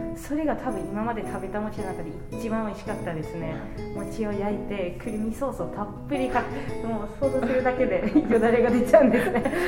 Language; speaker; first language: Japanese; non-native, fluent; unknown